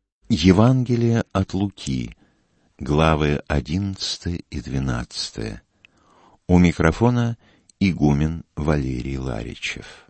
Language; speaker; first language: Russian; native; Russian